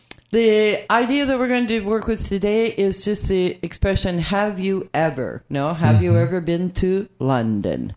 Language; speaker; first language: English; native; English